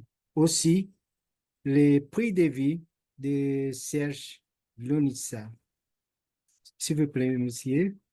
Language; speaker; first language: French; non-native, learner; Portuguese